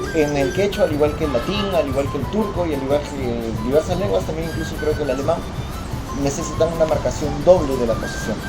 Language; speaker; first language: Spanish; native; Spanish